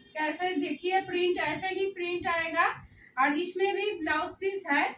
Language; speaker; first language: Hindi; non-native, local second language; Bangla